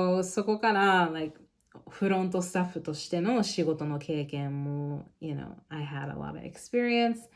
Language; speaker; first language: Japanese; non-native, local second language; English